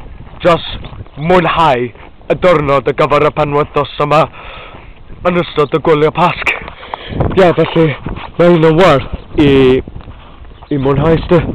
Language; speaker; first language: Welsh; non-native, learner; Hungarian